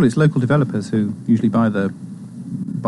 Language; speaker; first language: English; native; English